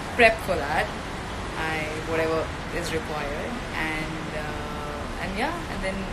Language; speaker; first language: English; non-native, local second language; Hindi